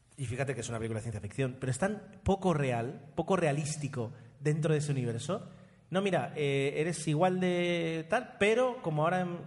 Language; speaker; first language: Spanish; non-native, fluent; Italian